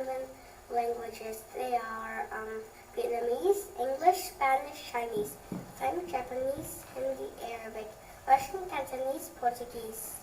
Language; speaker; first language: English; early bilingual, other home language; Vietnamese